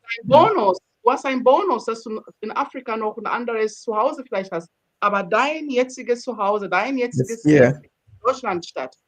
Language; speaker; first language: German; non-native, fluent; Ganda